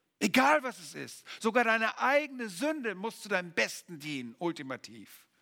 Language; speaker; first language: German; native; German